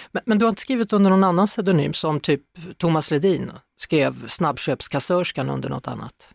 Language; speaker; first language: Swedish; native; Swedish